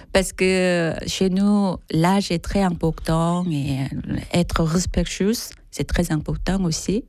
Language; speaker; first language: French; non-native, fluent; Korean